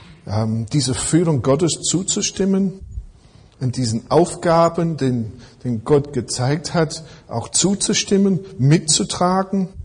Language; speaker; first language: German; non-native, fluent; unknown